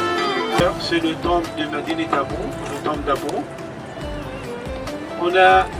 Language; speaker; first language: French; non-native, fluent; Arabic